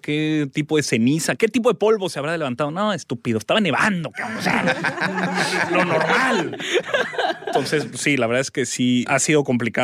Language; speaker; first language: Spanish; native; Spanish